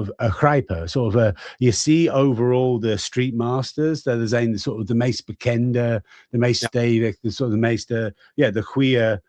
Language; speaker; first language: Dutch; non-native, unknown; English